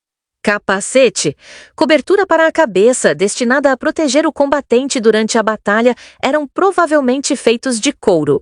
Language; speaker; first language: Portuguese; native; Portuguese